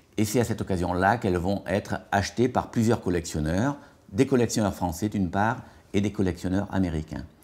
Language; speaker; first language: French; native; French